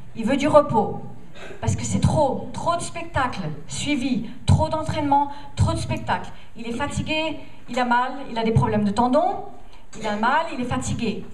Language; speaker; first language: French; non-native, fluent; English